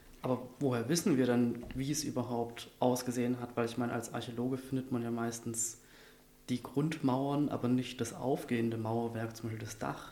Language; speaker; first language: German; native; German